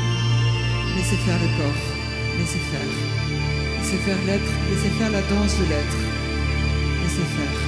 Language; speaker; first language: French; native; French